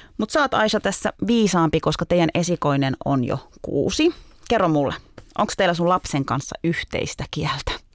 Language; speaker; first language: Finnish; early bilingual, other home language; Turkish